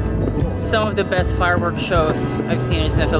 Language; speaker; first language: English; non-native, local second language; Filipino